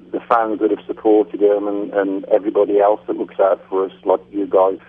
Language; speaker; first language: English; native; English